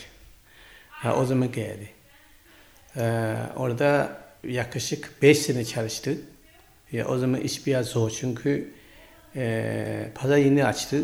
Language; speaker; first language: Turkish; non-native, learner; Chinese